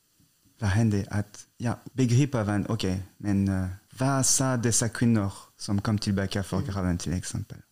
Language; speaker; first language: Swedish; non-native, fluent; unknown